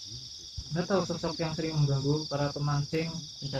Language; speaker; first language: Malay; non-native, local second language; Javanese